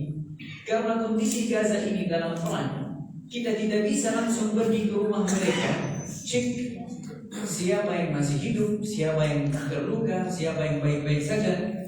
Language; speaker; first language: Indonesian; non-native, fluent; Arabic